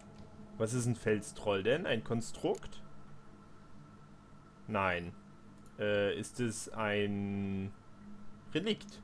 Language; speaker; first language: German; native; German